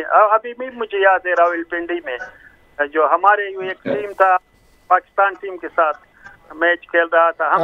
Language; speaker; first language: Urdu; non-native, fluent; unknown